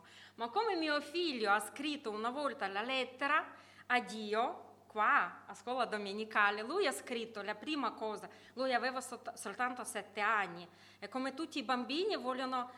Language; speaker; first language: Italian; non-native, learner; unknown